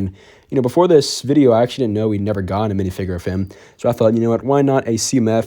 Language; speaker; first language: English; native; English